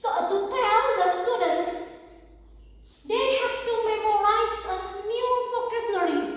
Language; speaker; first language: English; non-native, fluent; Indonesian